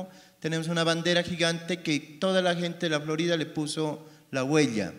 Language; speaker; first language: Spanish; native; Spanish